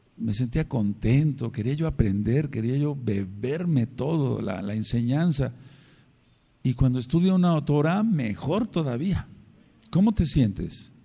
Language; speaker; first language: Spanish; native; Spanish